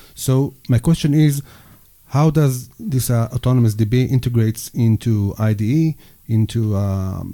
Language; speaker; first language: English; non-native, fluent; Hebrew